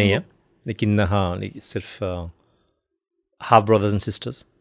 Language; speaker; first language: Hindi; non-native, fluent; French